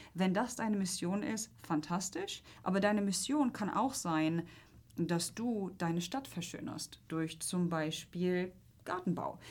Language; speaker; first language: German; non-native, fluent; Polish